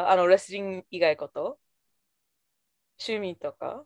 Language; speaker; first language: Japanese; non-native, fluent; English